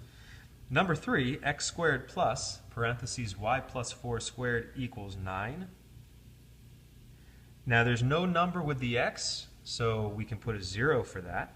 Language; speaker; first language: English; native; English